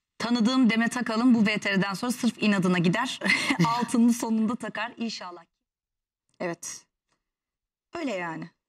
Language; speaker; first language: Turkish; native; Turkish